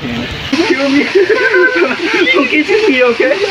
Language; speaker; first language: English; non-native, learner; Chinese